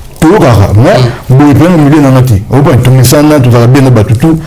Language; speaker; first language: Lingala; native; Lingala